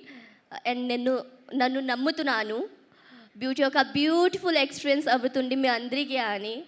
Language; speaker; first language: Telugu; early bilingual, heritage; Telugu